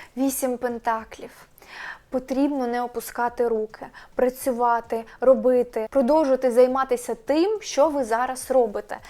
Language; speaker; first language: Ukrainian; non-native, local second language; Russian